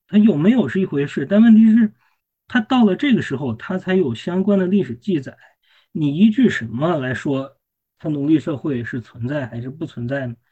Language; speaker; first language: Chinese; native; Chinese